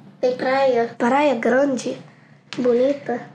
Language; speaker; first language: Portuguese; early bilingual, heritage; English